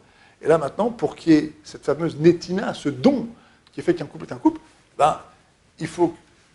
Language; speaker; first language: French; native; French